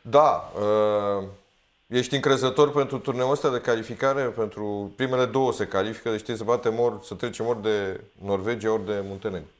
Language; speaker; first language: Romanian; native; Romanian